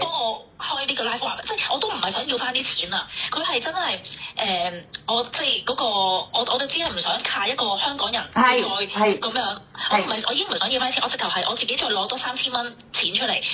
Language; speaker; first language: Cantonese; native; Cantonese